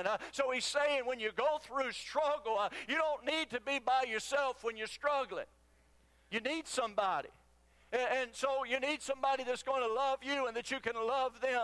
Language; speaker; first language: English; native; English